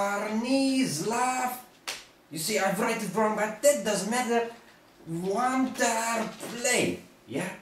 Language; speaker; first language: English; non-native, learner; German